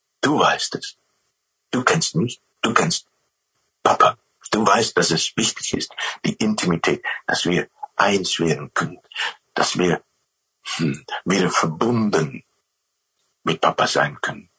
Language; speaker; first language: German; non-native, learner; Dutch